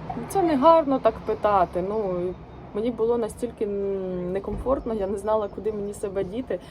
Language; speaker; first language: Ukrainian; native; Ukrainian